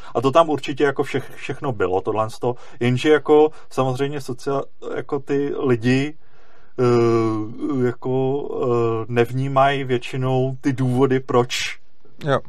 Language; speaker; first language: Czech; native; Czech